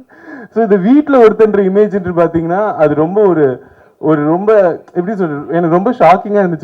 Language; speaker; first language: Tamil; native; Tamil